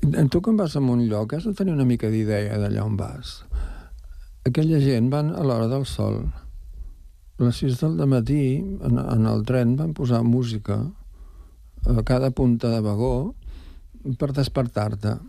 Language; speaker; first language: Catalan; native; Catalan